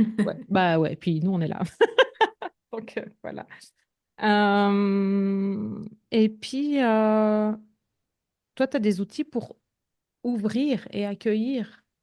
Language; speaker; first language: French; native; French